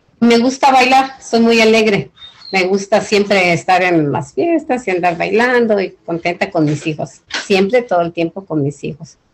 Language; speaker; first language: Spanish; native; Spanish